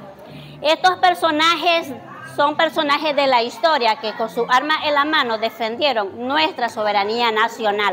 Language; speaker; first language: Spanish; native; Spanish